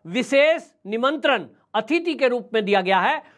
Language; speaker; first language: Hindi; native; Hindi